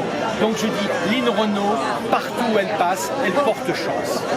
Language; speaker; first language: French; native; French